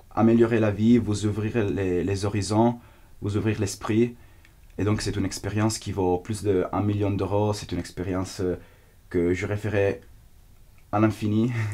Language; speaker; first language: French; non-native, fluent; Italian